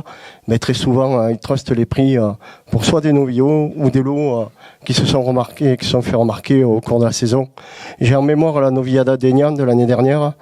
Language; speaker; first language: French; native; French